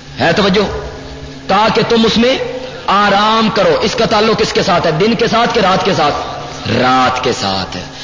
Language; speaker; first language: Urdu; non-native, local second language; Punjabi